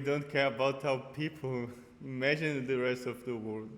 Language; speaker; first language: English; non-native, fluent; Portuguese